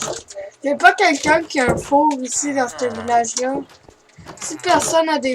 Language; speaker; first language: French; native; French